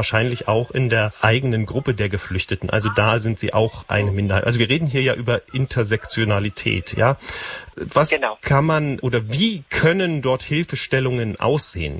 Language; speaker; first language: German; native; German